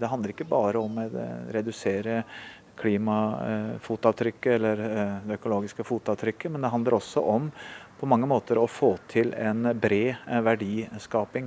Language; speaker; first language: Norwegian; native; Norwegian